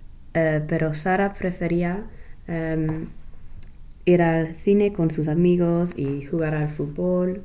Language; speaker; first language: Spanish; non-native, learner; English